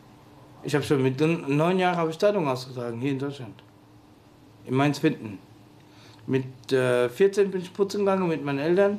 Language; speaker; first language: German; early bilingual, other home language; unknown